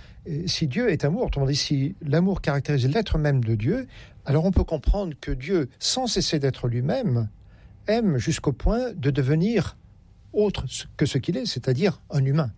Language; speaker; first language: French; native; French